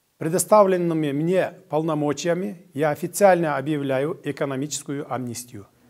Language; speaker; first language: Russian; non-native, local second language; Kyrgyz